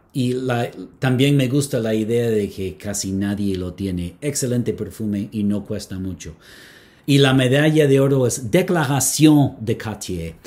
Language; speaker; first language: Spanish; non-native, fluent; English